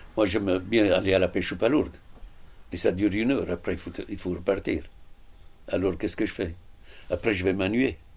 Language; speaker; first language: French; non-native, fluent; Italian